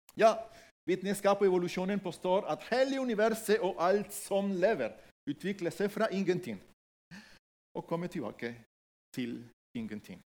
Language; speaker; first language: Norwegian; non-native, fluent; Spanish